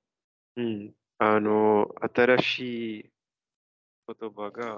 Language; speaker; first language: Japanese; non-native, learner; Czech